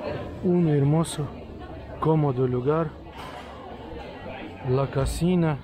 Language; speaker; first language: Spanish; non-native, learner; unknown